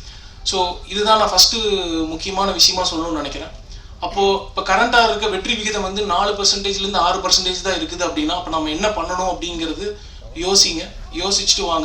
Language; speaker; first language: Tamil; native; Tamil